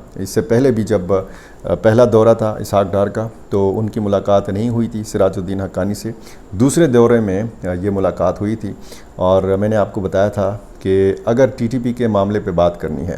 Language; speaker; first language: Urdu; native; Urdu